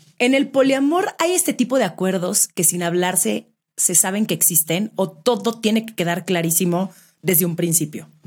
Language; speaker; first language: Spanish; native; Spanish